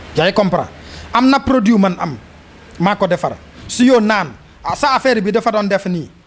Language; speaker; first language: Wolof; non-native, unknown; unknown